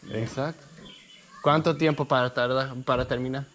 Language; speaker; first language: Spanish; non-native, learner; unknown